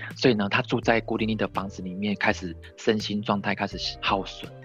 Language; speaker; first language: Chinese; native; Chinese